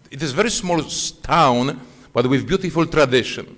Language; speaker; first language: English; non-native, fluent; Polish